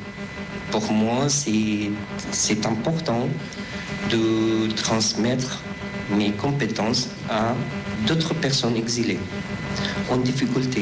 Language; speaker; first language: French; non-native, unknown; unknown